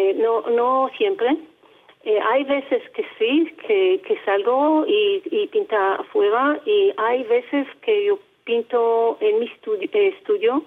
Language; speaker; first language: Spanish; non-native, learner; Hebrew